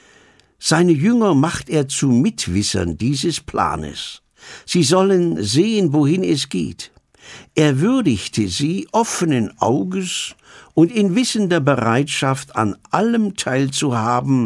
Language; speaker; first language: German; native; German